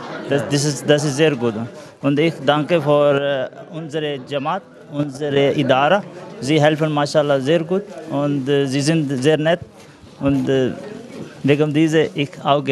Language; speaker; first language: German; non-native, learner; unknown